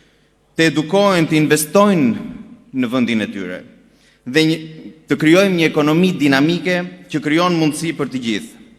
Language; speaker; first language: Albanian; native; Albanian